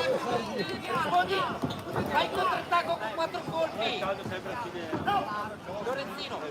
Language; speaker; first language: Italian; native; Italian